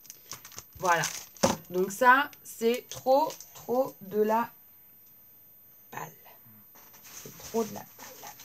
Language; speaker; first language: French; native; French